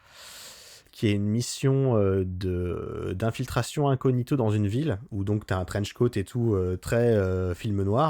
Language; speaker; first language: French; native; French